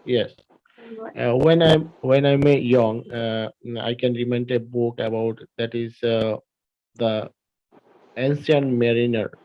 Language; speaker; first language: English; non-native, learner; Bangla